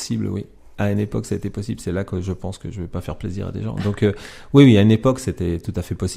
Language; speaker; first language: French; native; French